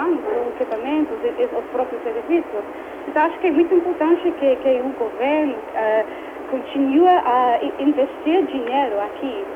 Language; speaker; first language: Portuguese; non-native, fluent; English